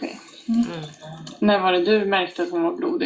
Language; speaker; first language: Swedish; native; Swedish